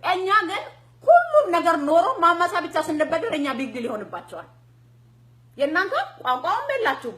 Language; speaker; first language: Amharic; non-native, local second language; Oromo